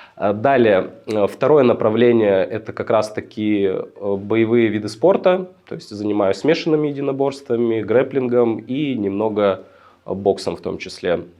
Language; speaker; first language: Russian; native; Russian